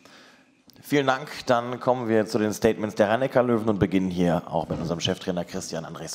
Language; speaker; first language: German; native; German